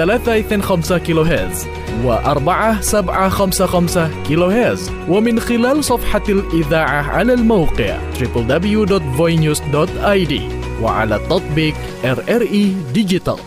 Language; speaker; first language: Arabic; non-native, fluent; Indonesian